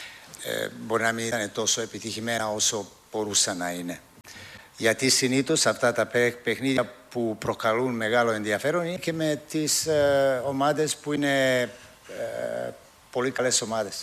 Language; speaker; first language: Greek; non-native, fluent; Serbian